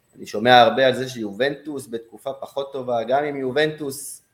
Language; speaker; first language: Hebrew; non-native, fluent; French